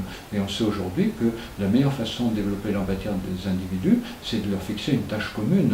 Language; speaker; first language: French; native; French